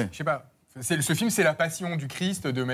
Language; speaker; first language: French; native; French